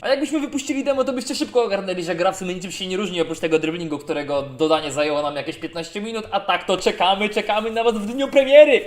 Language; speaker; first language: Polish; native; Polish